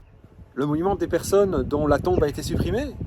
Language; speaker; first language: French; non-native, local second language; Dutch